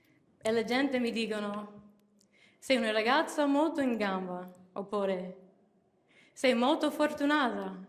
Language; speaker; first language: Italian; non-native, fluent; English